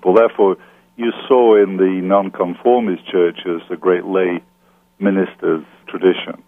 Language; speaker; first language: English; native; English